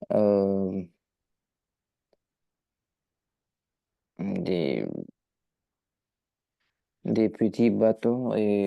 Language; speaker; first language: French; non-native, learner; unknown